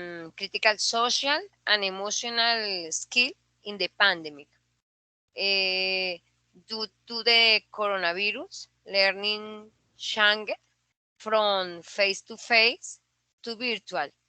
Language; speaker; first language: English; non-native, learner; Spanish